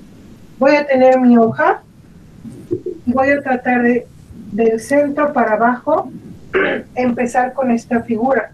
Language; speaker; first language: Spanish; native; Spanish